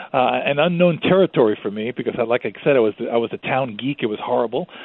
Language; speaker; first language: English; early bilingual, other home language; Spanish